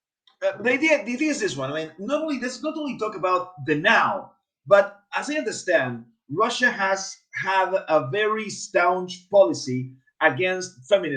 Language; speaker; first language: English; non-native, fluent; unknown